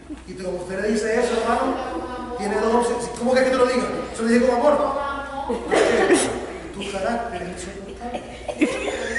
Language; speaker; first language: Spanish; native; Spanish